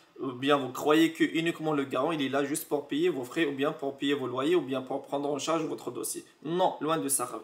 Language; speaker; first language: French; non-native, local second language; Arabic